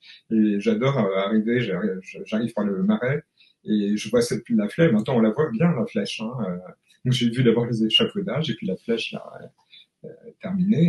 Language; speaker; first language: French; native; French